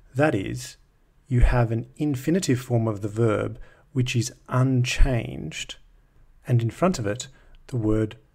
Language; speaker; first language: English; native; English